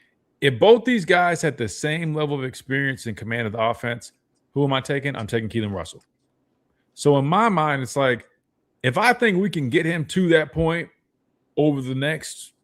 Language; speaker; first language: English; native; English